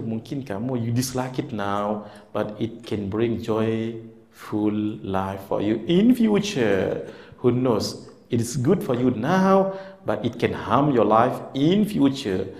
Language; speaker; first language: English; non-native, local second language; Malay